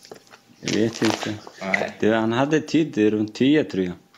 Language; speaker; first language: Swedish; non-native, fluent; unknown